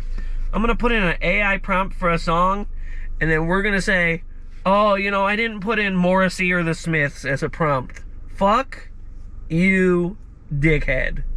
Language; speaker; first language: English; native; English